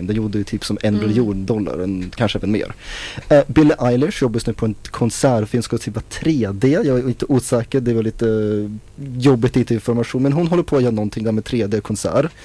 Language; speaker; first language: Swedish; native; Swedish